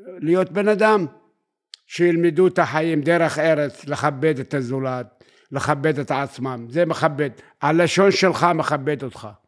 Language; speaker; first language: Hebrew; non-native, fluent; Arabic